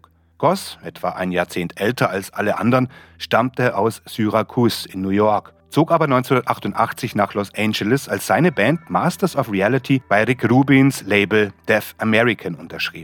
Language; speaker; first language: German; native; German